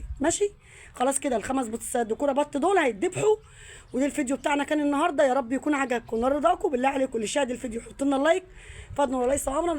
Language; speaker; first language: Arabic; native; Arabic